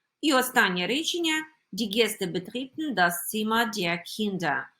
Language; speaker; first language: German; non-native, fluent; Ukrainian